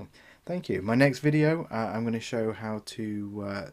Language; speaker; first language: English; native; English